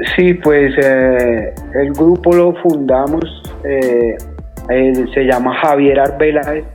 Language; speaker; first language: Spanish; native; Spanish